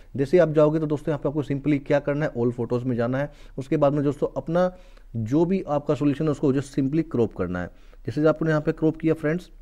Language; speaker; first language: Hindi; native; Hindi